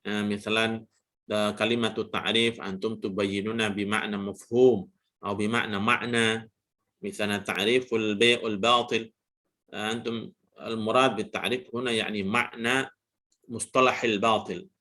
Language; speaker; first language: Arabic; non-native, fluent; Indonesian